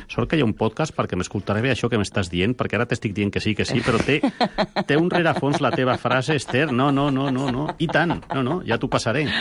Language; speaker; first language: Catalan; non-native, local second language; Spanish